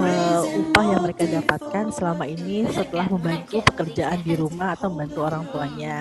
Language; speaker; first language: Indonesian; native; Indonesian